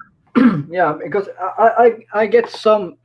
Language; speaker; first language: English; non-native, fluent; Norwegian